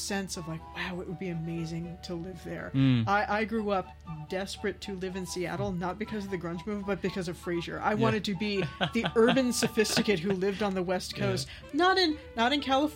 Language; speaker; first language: English; native; English